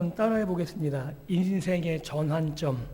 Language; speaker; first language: Korean; native; Korean